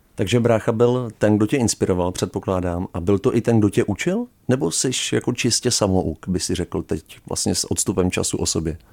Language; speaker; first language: Czech; native; Czech